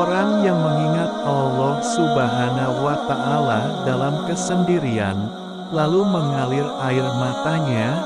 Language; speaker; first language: Indonesian; native; Indonesian